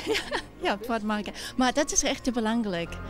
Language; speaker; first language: Dutch; non-native, learner; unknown